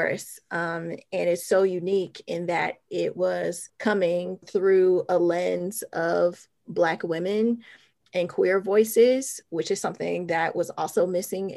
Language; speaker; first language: English; native; English